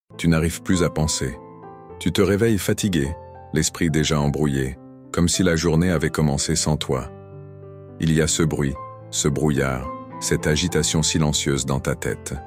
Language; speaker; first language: French; native; French